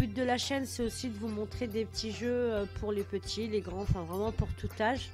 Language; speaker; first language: French; native; French